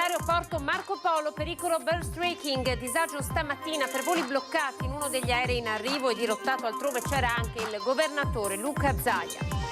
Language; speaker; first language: Italian; native; Italian